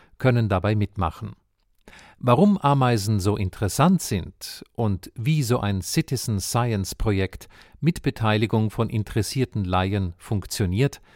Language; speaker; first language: German; native; German